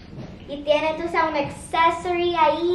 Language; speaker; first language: Spanish; early bilingual, heritage; Spanish